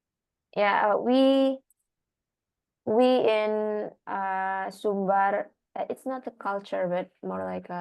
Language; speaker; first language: English; non-native, learner; Indonesian